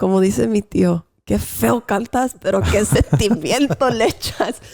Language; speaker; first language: Spanish; early bilingual, other home language; English